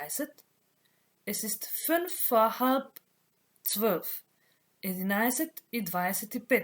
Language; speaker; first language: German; non-native, fluent; Macedonian